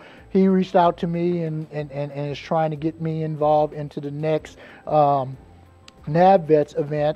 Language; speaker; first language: English; native; English